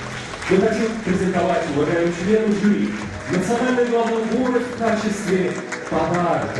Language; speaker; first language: Russian; native; Russian